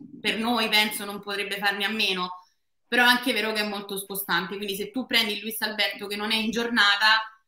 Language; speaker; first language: Italian; native; Italian